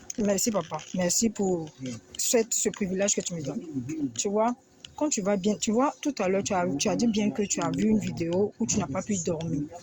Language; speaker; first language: French; native; French